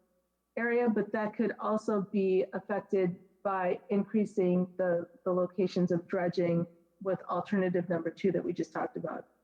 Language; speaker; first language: English; native; English